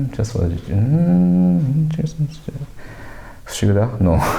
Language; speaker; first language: Russian; non-native, learner; Japanese